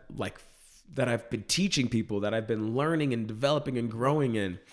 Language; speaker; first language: English; native; English